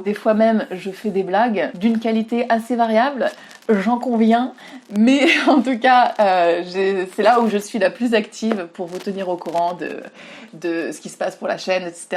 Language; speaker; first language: French; native; French